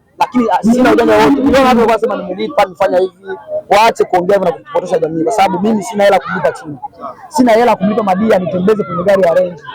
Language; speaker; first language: Swahili; early bilingual, other home language; Bembe